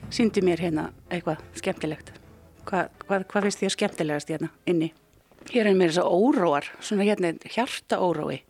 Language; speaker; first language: Icelandic; native; Icelandic